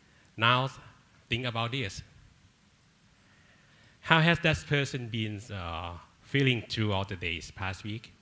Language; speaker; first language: English; non-native, learner; Thai